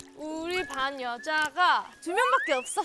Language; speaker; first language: Korean; native; Korean